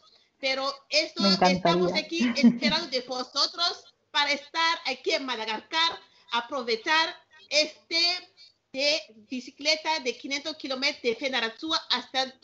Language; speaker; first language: Spanish; non-native, learner; Malagasy